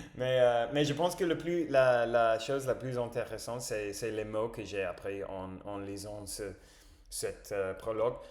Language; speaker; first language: French; non-native, learner; English